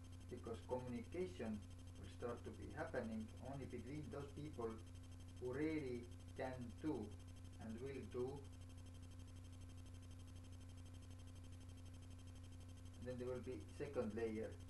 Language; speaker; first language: English; non-native, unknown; Estonian